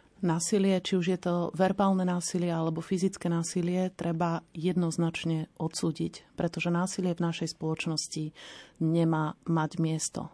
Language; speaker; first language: Slovak; native; Slovak